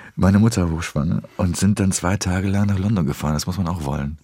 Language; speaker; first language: German; early bilingual, other home language; Polish